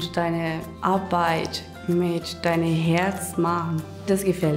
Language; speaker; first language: German; non-native, learner; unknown